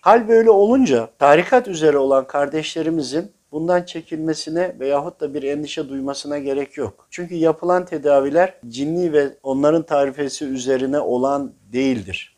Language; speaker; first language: Turkish; native; Turkish